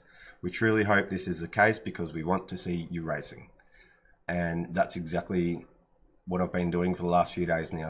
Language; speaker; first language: English; native; English